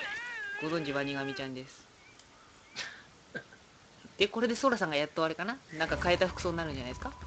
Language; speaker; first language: Japanese; native; Japanese